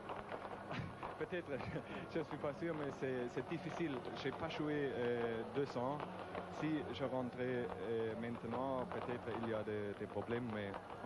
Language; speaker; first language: French; non-native, fluent; German